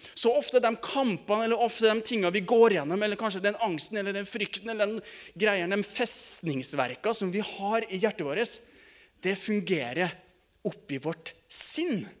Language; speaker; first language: Norwegian; native; Norwegian